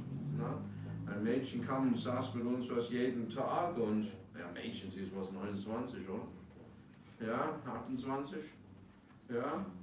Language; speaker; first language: German; non-native, fluent; English